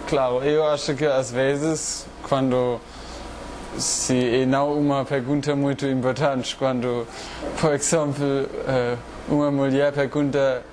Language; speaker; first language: Portuguese; non-native, learner; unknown